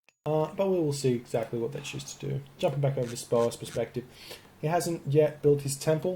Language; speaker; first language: English; native; English